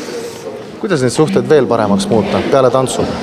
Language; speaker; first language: Estonian; native; Estonian